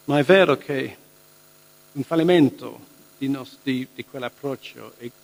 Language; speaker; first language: Italian; non-native, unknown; English